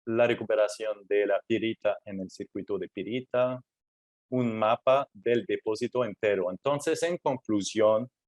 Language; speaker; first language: Spanish; non-native, fluent; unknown